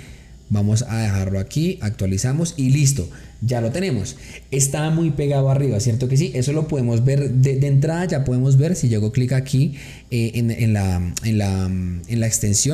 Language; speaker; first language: Spanish; native; Spanish